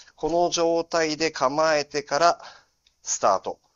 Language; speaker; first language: Japanese; native; Japanese